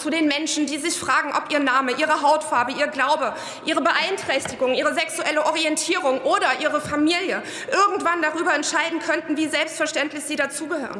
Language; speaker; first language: German; early bilingual, other home language; Arabic